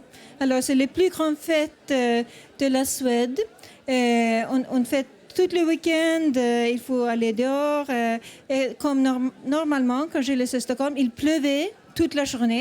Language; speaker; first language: French; non-native, fluent; Swedish